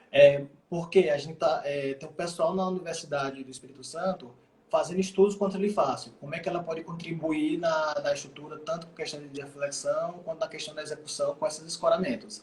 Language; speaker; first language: Portuguese; native; Portuguese